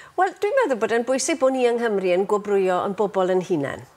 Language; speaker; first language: Welsh; native; Welsh